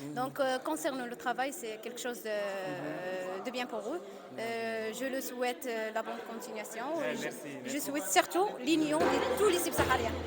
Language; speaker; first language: French; non-native, local second language; Arabic